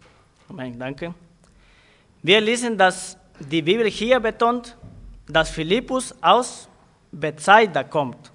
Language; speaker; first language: German; non-native, fluent; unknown